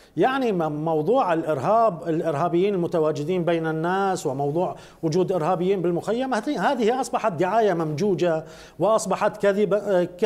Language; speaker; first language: Arabic; native; Arabic